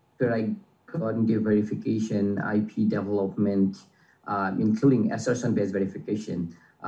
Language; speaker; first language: English; non-native, local second language; Assamese